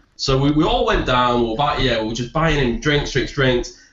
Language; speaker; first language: English; native; English